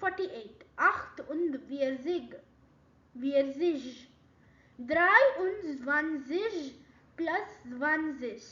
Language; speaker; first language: German; non-native, learner; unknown